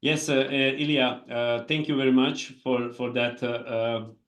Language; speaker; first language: English; non-native, fluent; Hungarian